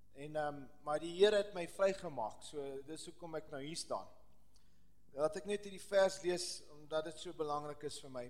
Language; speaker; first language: Afrikaans; non-native, local second language; English